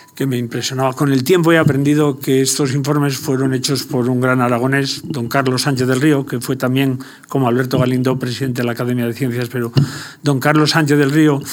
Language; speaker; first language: Spanish; native; Spanish